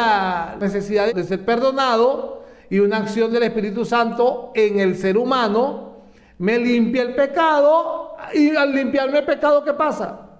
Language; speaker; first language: Spanish; native; Spanish